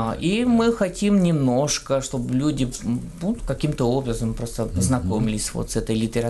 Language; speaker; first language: Russian; non-native, fluent; French